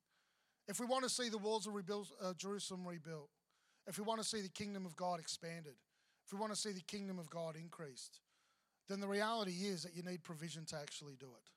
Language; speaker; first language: English; native; English